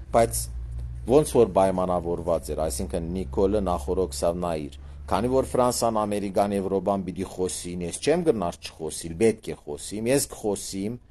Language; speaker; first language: Armenian; early bilingual, heritage; Armenian